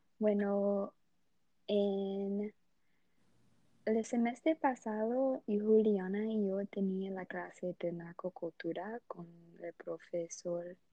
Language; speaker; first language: Spanish; non-native, learner; English